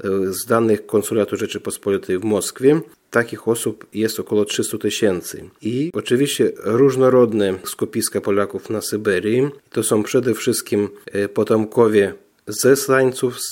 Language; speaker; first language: Polish; non-native, fluent; Russian